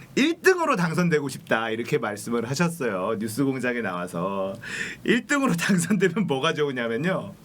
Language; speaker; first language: Korean; native; Korean